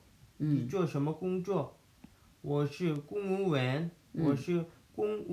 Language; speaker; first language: Chinese; non-native, learner; Korean